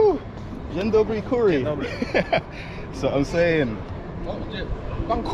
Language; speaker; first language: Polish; non-native, learner; English